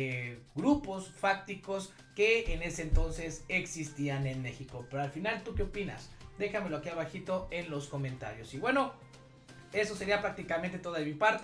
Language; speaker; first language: Spanish; native; Spanish